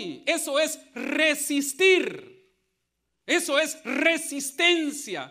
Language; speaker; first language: Spanish; native; Spanish